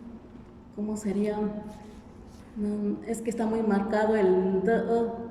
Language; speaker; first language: Spanish; non-native, local second language; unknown